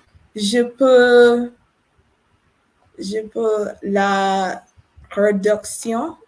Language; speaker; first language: French; non-native, learner; English